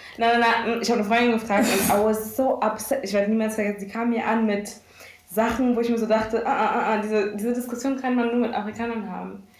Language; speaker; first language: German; early bilingual, other home language; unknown